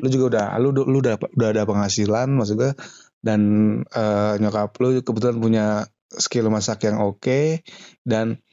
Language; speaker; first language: Indonesian; native; Indonesian